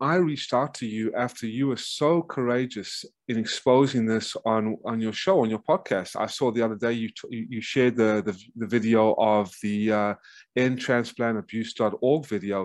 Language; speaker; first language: English; native; English